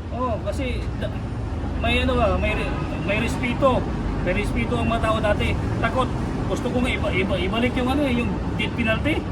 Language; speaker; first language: Filipino; native; Filipino